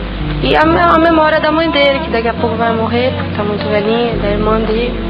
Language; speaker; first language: Portuguese; native; Portuguese